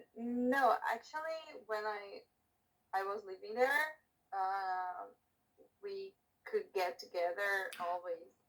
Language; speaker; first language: English; non-native, learner; Portuguese